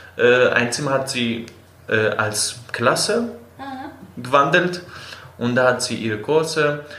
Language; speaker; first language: German; non-native, fluent; Kurdish